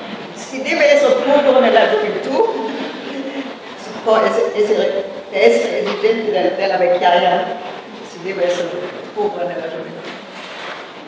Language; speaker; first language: Italian; non-native, fluent; German